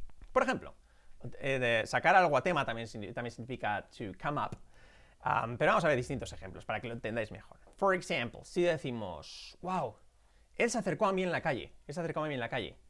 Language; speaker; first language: Spanish; native; Spanish